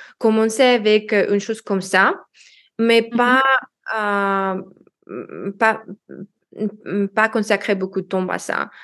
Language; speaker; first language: French; non-native, learner; Russian